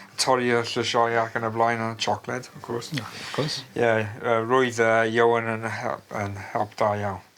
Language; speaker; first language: Welsh; non-native, local second language; English